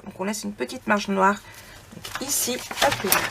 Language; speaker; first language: French; native; French